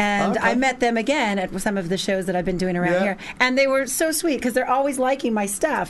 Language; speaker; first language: English; native; English